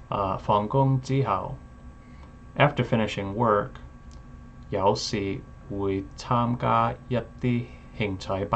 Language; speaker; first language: Cantonese; non-native, learner; English